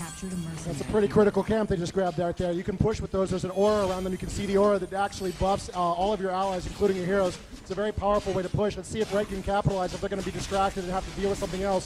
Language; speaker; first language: English; native; English